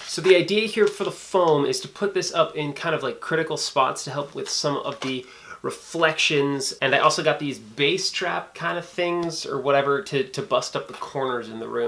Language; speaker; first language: English; native; English